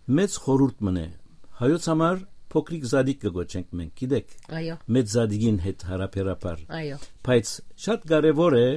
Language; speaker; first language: Armenian; native; Armenian